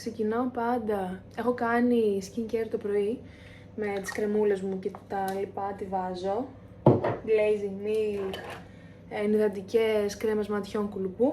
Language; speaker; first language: Greek; native; Greek